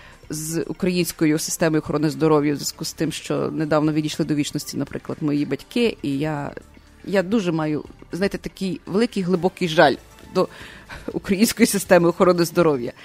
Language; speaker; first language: Ukrainian; native; Ukrainian